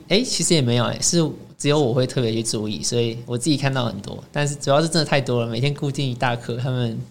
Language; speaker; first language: Chinese; native; Chinese